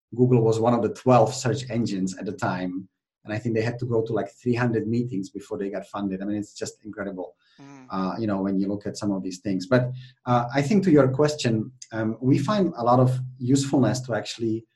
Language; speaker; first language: English; non-native, fluent; Czech